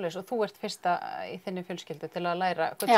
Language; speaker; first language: Icelandic; native; Icelandic